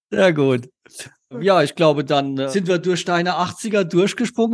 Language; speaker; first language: German; native; German